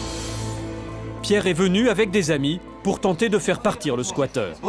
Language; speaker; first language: French; native; French